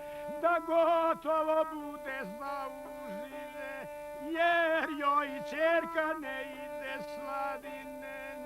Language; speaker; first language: Bosnian; native; Bosnian